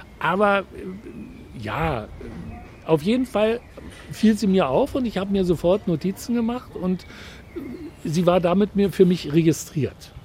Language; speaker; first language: German; native; German